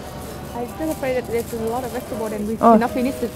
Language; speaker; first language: English; non-native, fluent; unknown